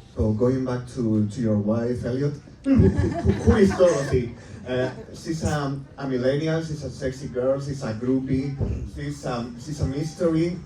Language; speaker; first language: English; non-native, fluent; Spanish